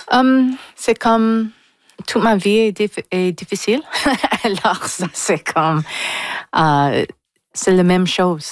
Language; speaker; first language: French; non-native, local second language; English